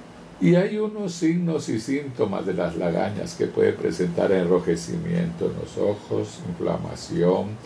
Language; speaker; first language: Spanish; native; Spanish